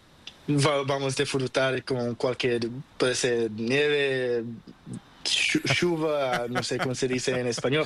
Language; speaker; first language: Spanish; non-native, learner; Portuguese